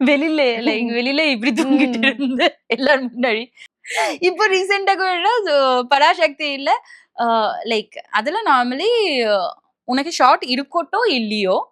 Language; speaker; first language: Tamil; non-native, local second language; Bangla